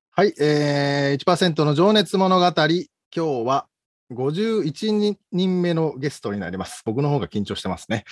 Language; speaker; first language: Japanese; native; Japanese